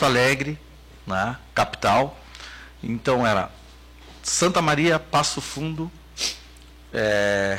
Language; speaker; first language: Portuguese; native; Portuguese